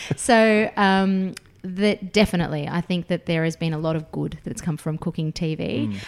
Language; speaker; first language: English; early bilingual, other home language; Russian